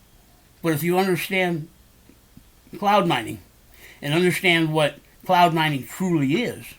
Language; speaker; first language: English; native; English